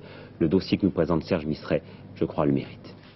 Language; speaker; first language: French; native; French